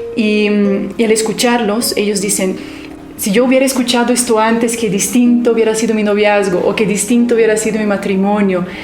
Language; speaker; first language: Spanish; native; Spanish